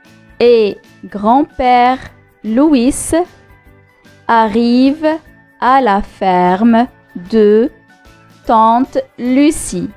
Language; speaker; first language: French; non-native, local second language; Arabic